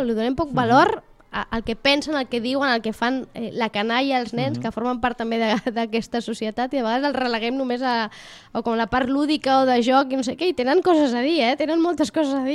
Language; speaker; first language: Catalan; native; Catalan